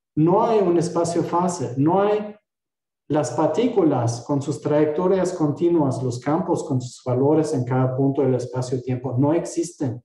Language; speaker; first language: Spanish; non-native, fluent; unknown